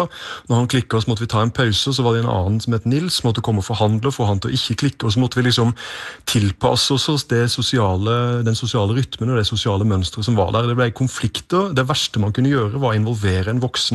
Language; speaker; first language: Norwegian; native; Norwegian